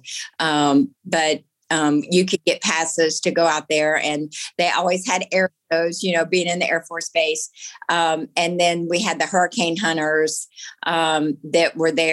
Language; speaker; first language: English; native; English